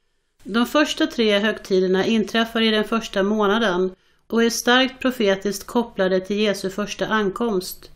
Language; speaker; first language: Swedish; native; Swedish